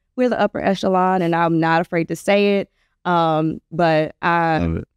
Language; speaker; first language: English; native; English